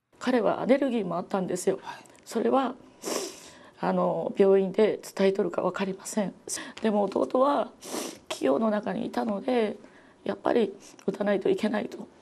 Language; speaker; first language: Japanese; native; Japanese